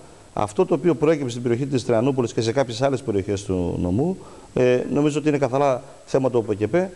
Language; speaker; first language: Greek; native; Greek